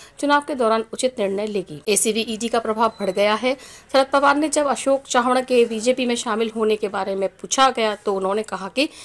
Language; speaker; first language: Hindi; native; Hindi